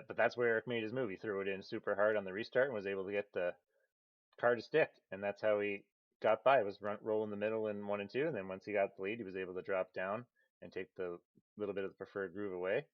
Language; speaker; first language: English; native; English